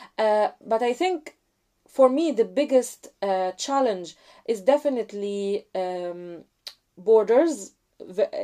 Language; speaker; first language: English; non-native, fluent; Arabic